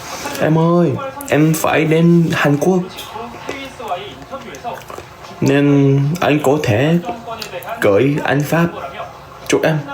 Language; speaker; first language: Vietnamese; non-native, learner; Korean